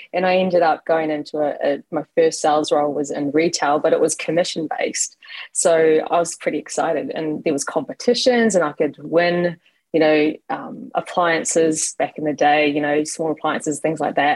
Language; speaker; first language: English; native; English